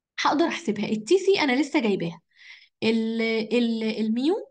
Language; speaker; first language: Arabic; native; Arabic